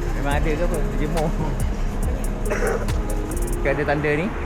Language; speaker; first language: Malay; native; Malay